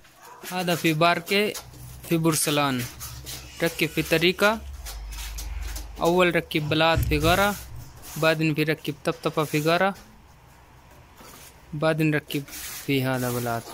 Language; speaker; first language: Arabic; non-native, learner; Hindi